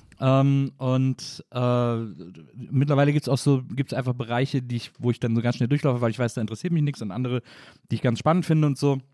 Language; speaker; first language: German; native; German